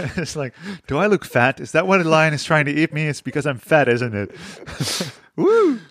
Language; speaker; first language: English; non-native, fluent; Dutch